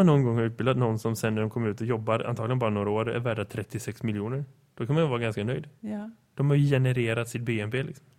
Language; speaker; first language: Swedish; native; Swedish